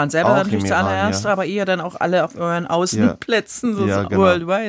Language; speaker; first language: German; native; German